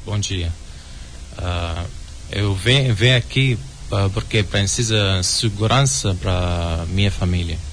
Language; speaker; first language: Portuguese; non-native, learner; Arabic